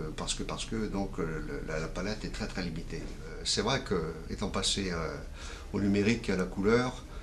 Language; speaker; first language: French; native; French